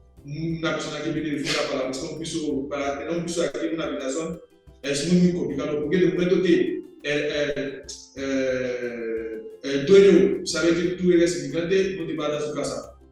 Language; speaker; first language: Spanish; non-native, learner; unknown